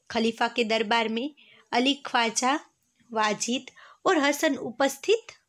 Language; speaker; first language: Hindi; non-native, local second language; Gujarati